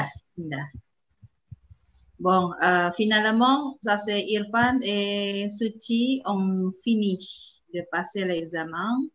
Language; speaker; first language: French; non-native, fluent; Indonesian